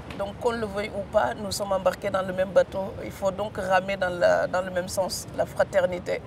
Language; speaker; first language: French; non-native, local second language; Serer